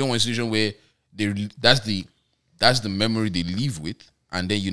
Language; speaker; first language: English; native; English